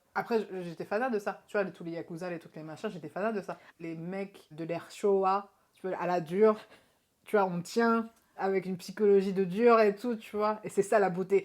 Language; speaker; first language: French; early bilingual, other home language; Japanese